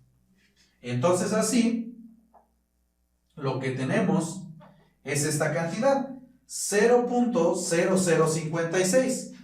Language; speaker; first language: Spanish; native; Spanish